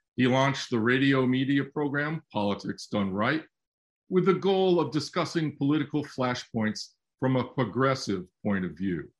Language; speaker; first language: English; native; English